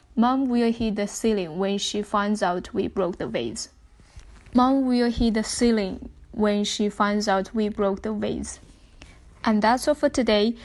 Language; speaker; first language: English; non-native, fluent; Chinese